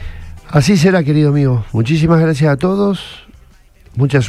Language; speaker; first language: Spanish; native; Spanish